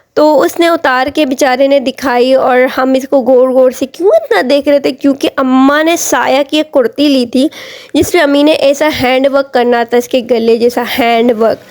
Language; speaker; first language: Urdu; native; Urdu